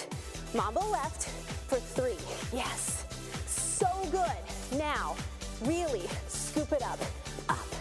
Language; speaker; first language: English; native; English